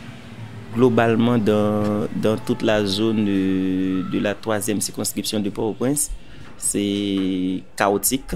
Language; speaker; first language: French; non-native, local second language; Haitian Creole